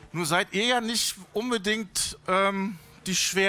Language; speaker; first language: German; native; German